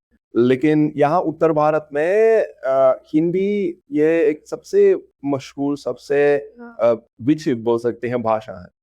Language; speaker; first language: Hindi; non-native, fluent; Russian